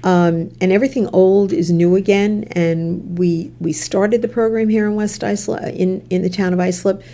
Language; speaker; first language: English; native; English